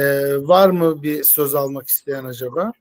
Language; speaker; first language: Turkish; native; Turkish